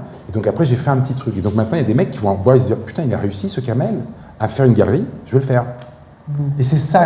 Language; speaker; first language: French; native; French